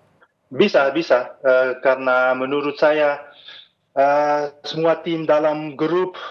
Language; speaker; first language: Indonesian; non-native, fluent; Dutch